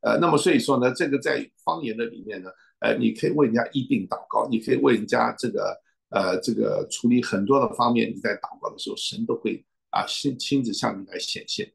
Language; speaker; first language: Chinese; native; Chinese